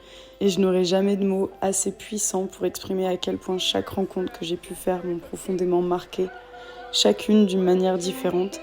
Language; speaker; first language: French; native; French